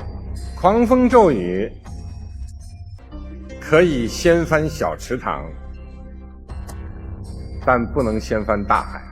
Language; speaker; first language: Chinese; native; Chinese